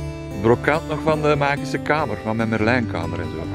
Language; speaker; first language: Dutch; native; Dutch